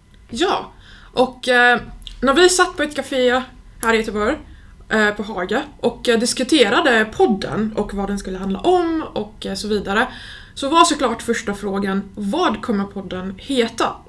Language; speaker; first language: Swedish; non-native, fluent; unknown